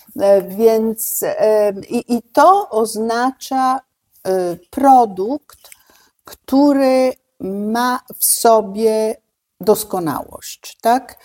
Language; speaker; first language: Polish; non-native, fluent; Italian